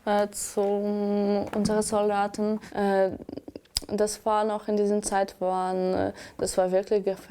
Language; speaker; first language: German; non-native, learner; Ukrainian